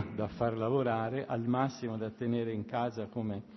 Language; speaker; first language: Italian; native; Italian